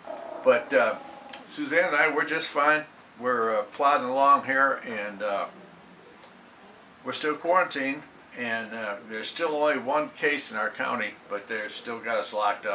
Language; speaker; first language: English; native; English